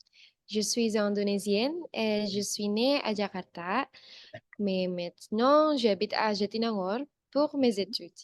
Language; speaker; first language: French; non-native, learner; Indonesian